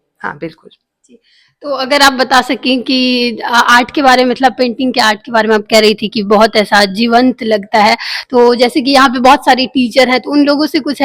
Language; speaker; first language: Hindi; native; Hindi